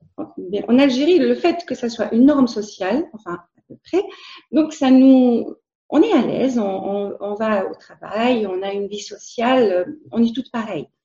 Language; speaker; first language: French; non-native, local second language; Arabic